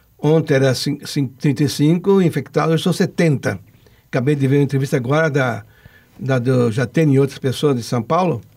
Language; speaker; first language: Portuguese; non-native, local second language; Italian